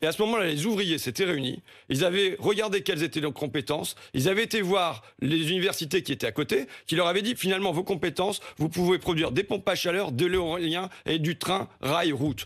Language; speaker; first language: French; native; French